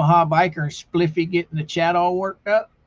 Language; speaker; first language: English; native; English